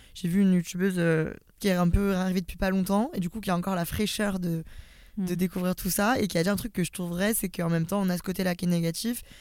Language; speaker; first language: French; native; French